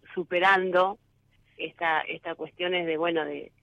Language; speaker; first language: Spanish; native; Spanish